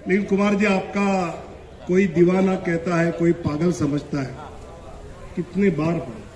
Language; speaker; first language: Hindi; non-native, local second language; Marathi